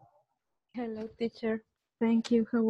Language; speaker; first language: English; non-native, learner; Spanish